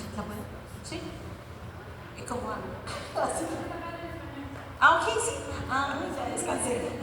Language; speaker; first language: Spanish; native; Spanish